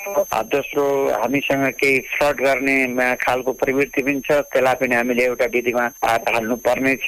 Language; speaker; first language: Nepali; native; Nepali